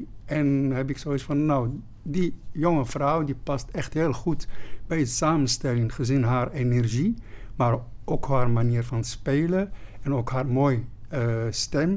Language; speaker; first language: Dutch; non-native, fluent; Arabic